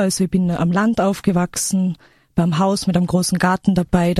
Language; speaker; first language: German; native; German